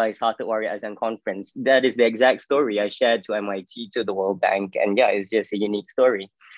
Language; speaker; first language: English; non-native, local second language; Malay